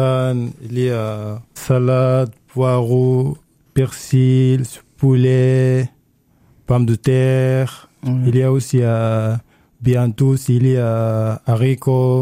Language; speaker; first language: French; non-native, learner; Arabic